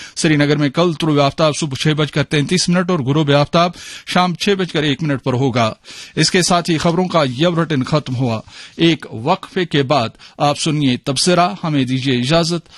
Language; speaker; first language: Urdu; non-native, local second language; Kashmiri